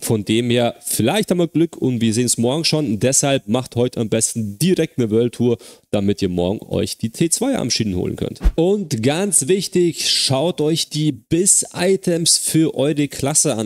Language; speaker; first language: German; native; German